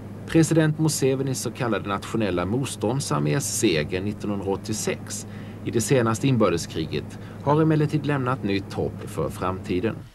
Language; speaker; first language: Swedish; native; Swedish